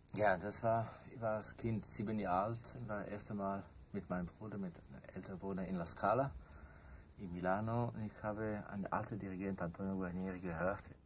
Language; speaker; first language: German; non-native, fluent; Italian